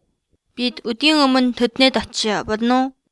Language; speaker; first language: Mongolian; non-native, learner; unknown